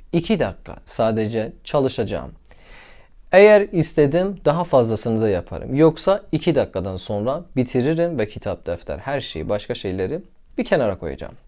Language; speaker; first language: Turkish; non-native, learner; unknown